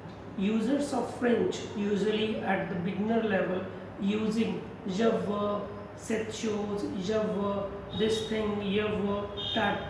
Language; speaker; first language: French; non-native, fluent; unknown